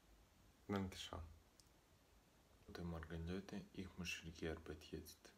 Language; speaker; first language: German; non-native, learner; Russian